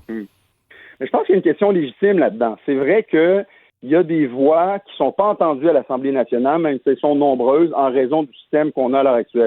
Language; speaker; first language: French; native; French